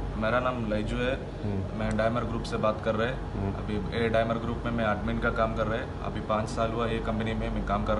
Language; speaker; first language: Hindi; non-native, learner; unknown